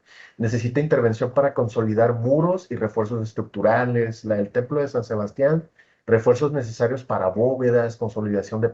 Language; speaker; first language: Spanish; native; Spanish